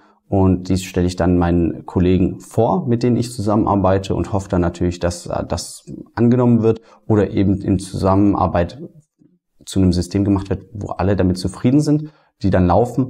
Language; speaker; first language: German; native; German